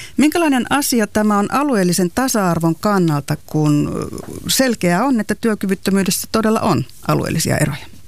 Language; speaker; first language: Finnish; native; Finnish